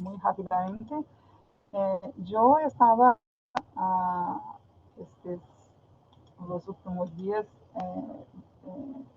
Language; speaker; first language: Spanish; non-native, fluent; Portuguese